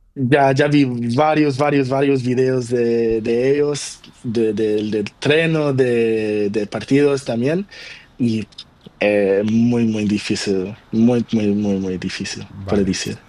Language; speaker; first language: Spanish; non-native, learner; Portuguese